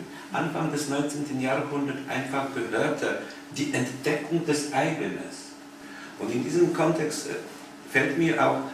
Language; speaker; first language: German; non-native, fluent; Polish